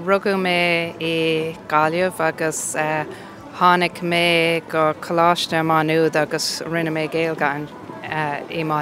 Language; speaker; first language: Irish; non-native, local second language; English